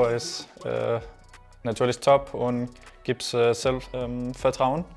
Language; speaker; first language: German; non-native, learner; Danish